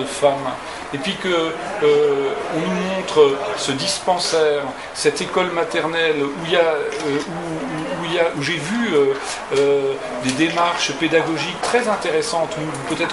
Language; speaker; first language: French; native; French